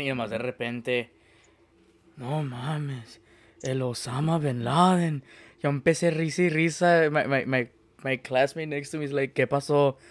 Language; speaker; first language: Spanish; early bilingual, heritage; Spanish